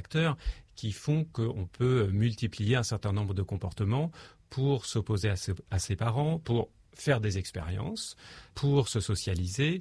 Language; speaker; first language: French; native; French